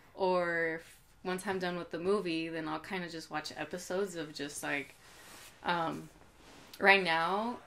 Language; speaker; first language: English; native; English